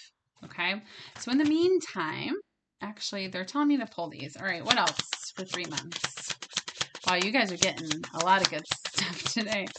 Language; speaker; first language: English; native; English